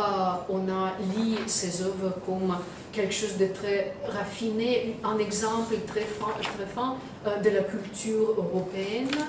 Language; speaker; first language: French; non-native, fluent; Russian